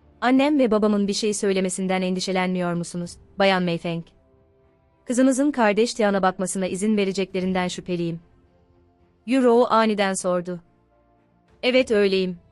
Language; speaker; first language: Turkish; native; Turkish